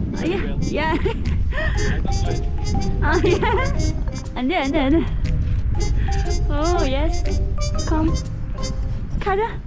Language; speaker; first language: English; non-native, learner; Mongolian